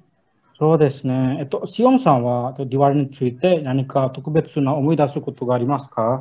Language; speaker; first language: Japanese; non-native, learner; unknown